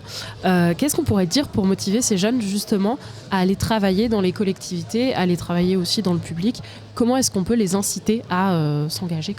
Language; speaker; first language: French; native; French